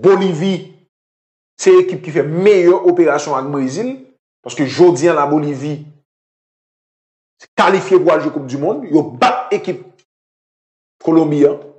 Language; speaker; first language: French; non-native, local second language; Haitian Creole